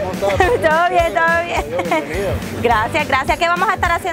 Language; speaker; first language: Spanish; early bilingual, heritage; English